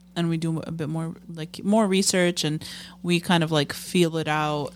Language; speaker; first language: English; non-native, fluent; Arabic